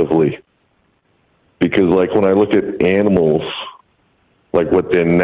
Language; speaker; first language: English; native; English